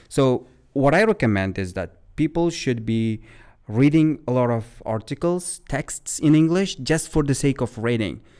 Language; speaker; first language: English; non-native, fluent; Uzbek